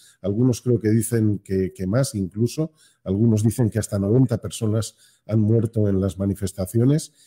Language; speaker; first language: Spanish; native; Spanish